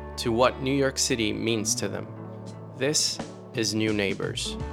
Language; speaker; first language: English; non-native, fluent; Spanish